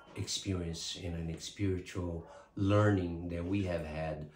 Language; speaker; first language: English; non-native, fluent; Portuguese